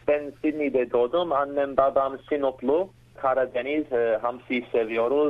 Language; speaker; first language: Turkish; early bilingual, heritage; Turkish